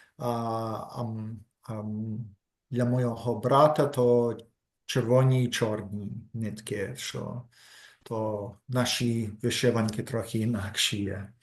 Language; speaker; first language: Ukrainian; early bilingual, heritage; Ukrainian